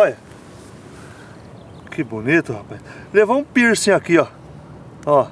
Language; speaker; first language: Portuguese; native; Portuguese